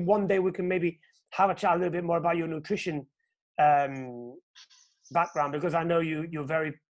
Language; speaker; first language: English; non-native, fluent; Portuguese